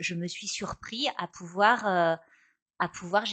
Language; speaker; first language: French; native; French